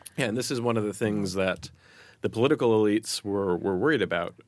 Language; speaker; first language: English; native; English